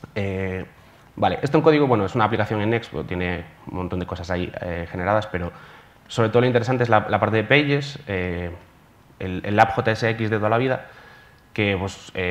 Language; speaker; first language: Spanish; native; Spanish